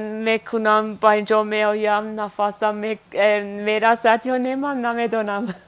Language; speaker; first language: Persian; non-native, learner; Swiss German